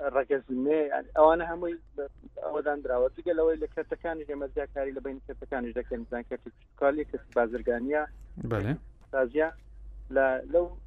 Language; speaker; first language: Central Kurdish; non-native, local second language; Kurdish